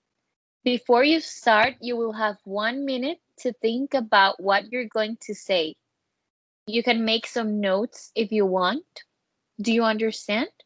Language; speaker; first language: English; non-native, learner; Spanish